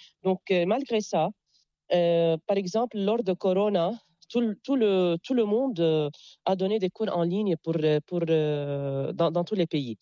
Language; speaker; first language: French; non-native, local second language; Arabic